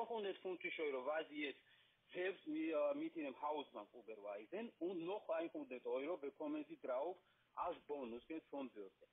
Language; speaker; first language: German; non-native, fluent; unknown